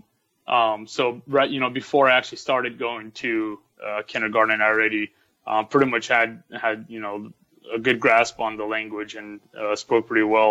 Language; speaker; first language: English; early bilingual, other home language; Russian